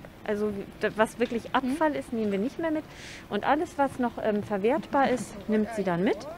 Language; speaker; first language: German; native; German